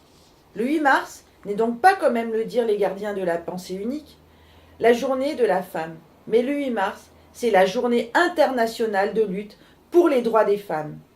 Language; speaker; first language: French; native; French